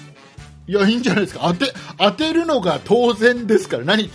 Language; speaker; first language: Japanese; native; Japanese